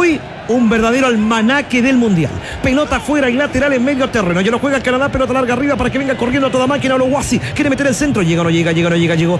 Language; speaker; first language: Spanish; native; Spanish